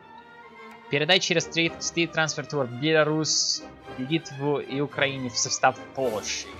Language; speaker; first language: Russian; non-native, learner; English